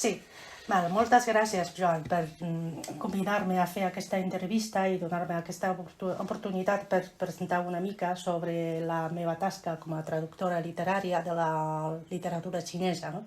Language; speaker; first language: Catalan; non-native, fluent; Chinese